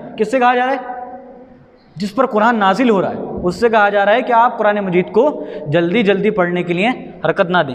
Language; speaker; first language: Urdu; native; Urdu